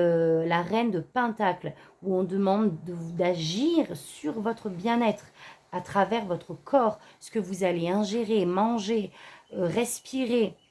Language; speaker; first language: French; native; French